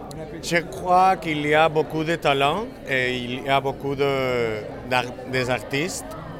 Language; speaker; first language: French; non-native, learner; Spanish